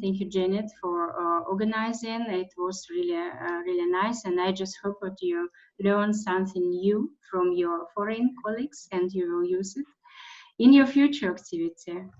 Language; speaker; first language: English; non-native, fluent; Russian